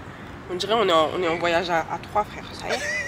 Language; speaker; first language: French; native; French